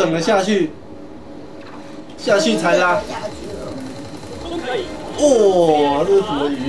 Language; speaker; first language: Chinese; native; Chinese